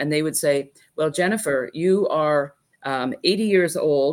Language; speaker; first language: English; native; English